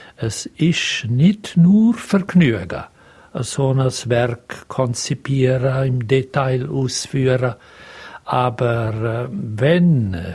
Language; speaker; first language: German; non-native, local second language; Romansh